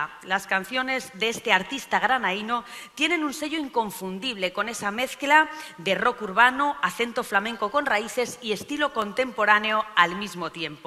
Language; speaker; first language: Spanish; native; Spanish